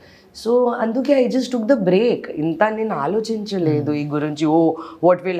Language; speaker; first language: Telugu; non-native, learner; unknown